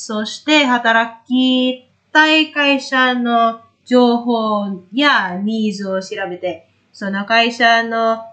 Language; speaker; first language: Japanese; non-native, learner; Indonesian